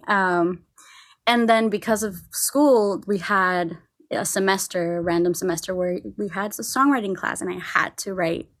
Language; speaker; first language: English; non-native, fluent; Spanish